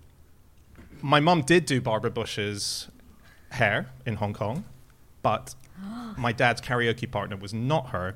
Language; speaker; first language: English; native; English